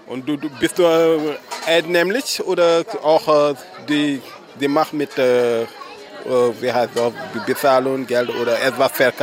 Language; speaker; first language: German; non-native, learner; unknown